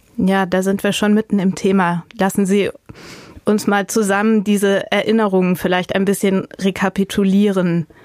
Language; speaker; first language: German; native; German